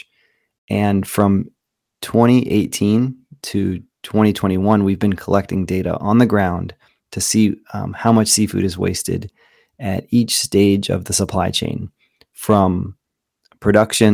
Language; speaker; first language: English; native; English